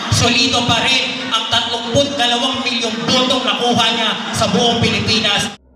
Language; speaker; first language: Filipino; native; Filipino